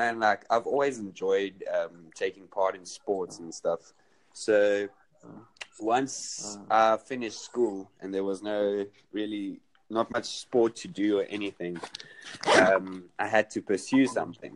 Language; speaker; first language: English; non-native, local second language; Afrikaans